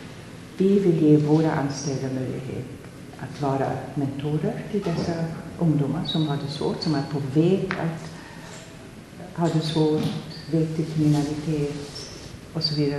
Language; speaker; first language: Swedish; non-native, fluent; German